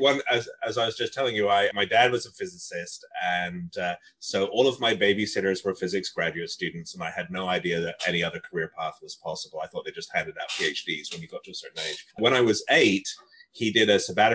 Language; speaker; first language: English; native; English